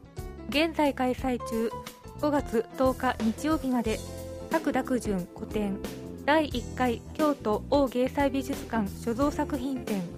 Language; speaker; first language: Japanese; native; Japanese